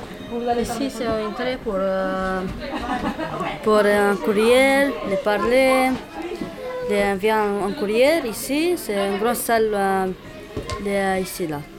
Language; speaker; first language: French; non-native, learner; Romanian